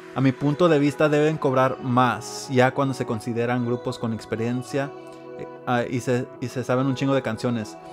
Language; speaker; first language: Spanish; early bilingual, heritage; Spanish